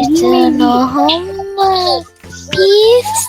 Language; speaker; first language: English; non-native, learner; Thai